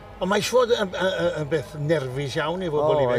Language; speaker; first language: Welsh; native; Welsh